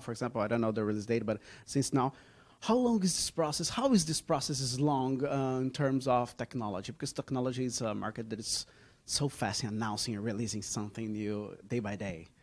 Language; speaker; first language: English; non-native, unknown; Portuguese